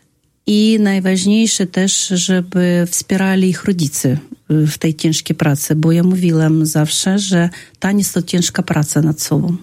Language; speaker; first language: Polish; non-native, fluent; Russian